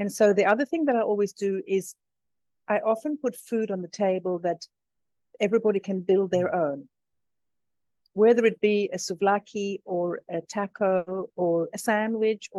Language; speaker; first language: English; native; English